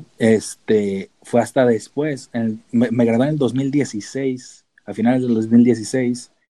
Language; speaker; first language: Spanish; native; Spanish